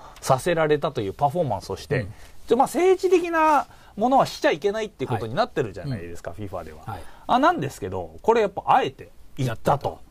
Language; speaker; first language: Japanese; native; Japanese